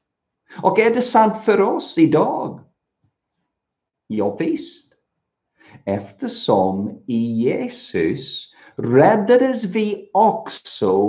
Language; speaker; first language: Swedish; non-native, fluent; English